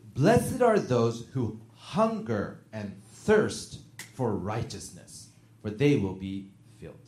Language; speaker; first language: English; native; English